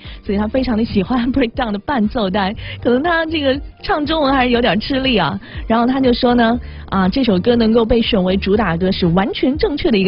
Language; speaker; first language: Chinese; native; Chinese